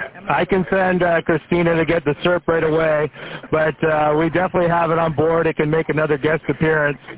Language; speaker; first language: English; native; English